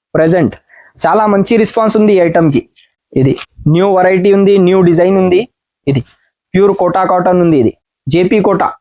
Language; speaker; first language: Telugu; non-native, learner; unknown